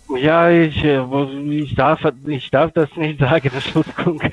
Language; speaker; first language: German; non-native, learner; Russian